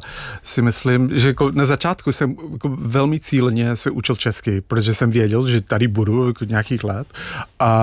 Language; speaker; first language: Czech; non-native, fluent; English